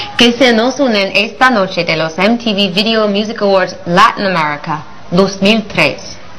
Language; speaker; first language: Spanish; non-native, learner; English